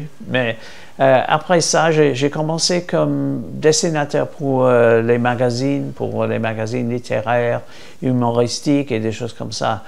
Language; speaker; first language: French; non-native, fluent; English